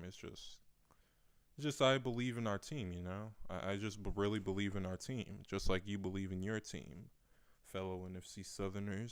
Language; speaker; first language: English; native; English